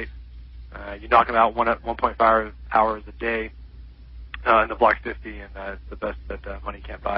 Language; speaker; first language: English; native; English